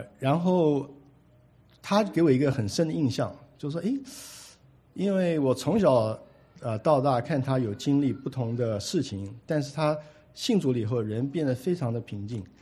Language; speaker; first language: Chinese; native; Chinese